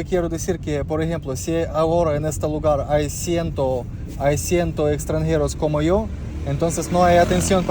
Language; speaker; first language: Spanish; non-native, learner; Russian